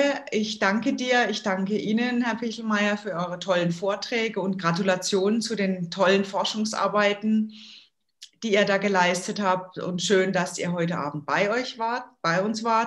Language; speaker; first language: German; native; German